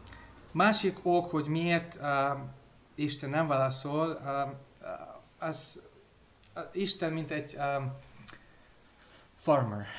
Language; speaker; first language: Hungarian; non-native, learner; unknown